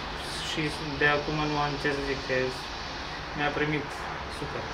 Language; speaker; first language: Romanian; non-native, learner; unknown